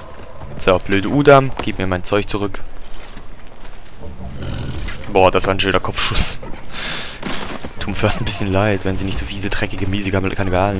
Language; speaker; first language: German; native; German